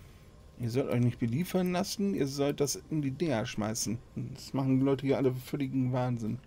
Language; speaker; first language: German; native; German